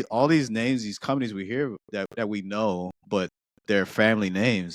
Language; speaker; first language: English; native; English